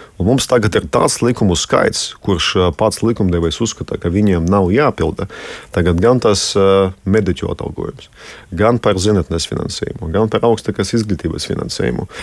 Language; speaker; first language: Latvian; non-native, local second language; Russian